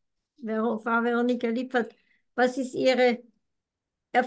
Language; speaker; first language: German; non-native, fluent; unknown